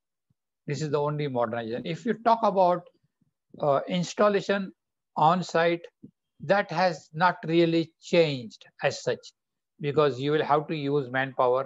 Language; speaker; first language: English; non-native, local second language; Bangla